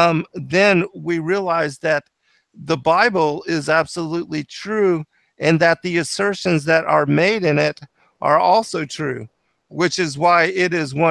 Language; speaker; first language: English; native; English